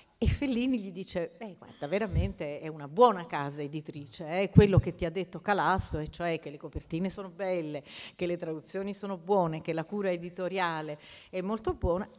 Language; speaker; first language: Italian; native; Italian